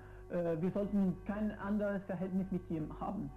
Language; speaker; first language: German; non-native, fluent; Italian